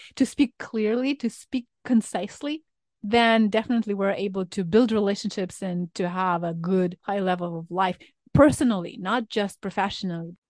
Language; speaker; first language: English; non-native, fluent; Ukrainian